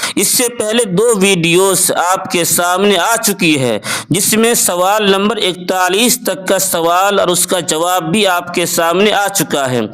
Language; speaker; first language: Urdu; native; Urdu